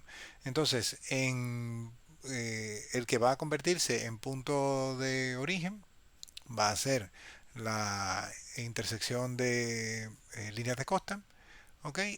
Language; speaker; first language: Spanish; native; Spanish